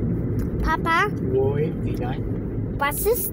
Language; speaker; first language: German; early bilingual, other home language; Vietnamese